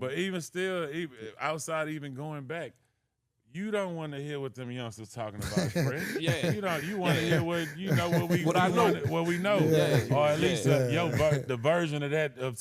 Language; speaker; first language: English; native; English